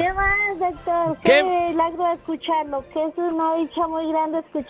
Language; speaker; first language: Spanish; native; Spanish